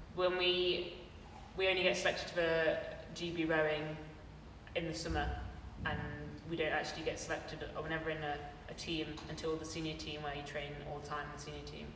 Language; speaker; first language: English; native; English